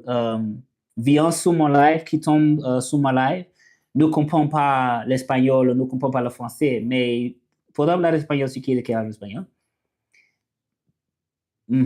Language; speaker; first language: French; non-native, learner; English